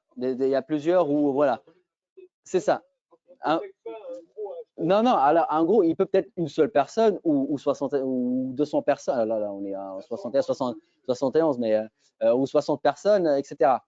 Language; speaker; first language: French; native; French